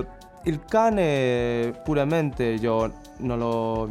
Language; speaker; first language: Italian; non-native, learner; Chinese